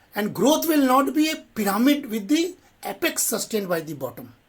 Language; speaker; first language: English; non-native, local second language; Hindi